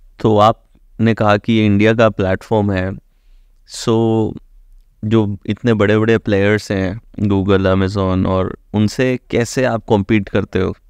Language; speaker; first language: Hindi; native; Hindi